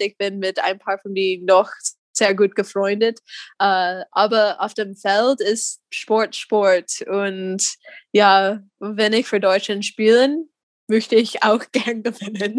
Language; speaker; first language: German; non-native, fluent; English